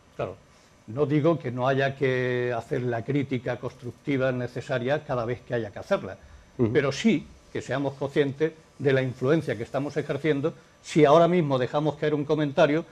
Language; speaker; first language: Spanish; native; Spanish